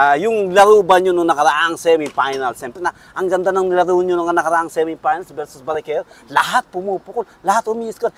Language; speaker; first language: Filipino; native; Filipino